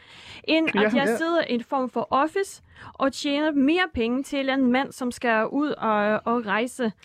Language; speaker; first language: Danish; non-native, fluent; Russian